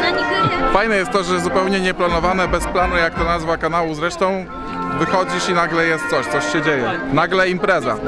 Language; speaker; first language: Polish; native; Polish